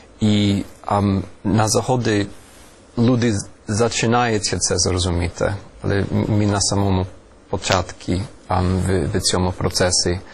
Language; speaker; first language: Ukrainian; non-native, fluent; English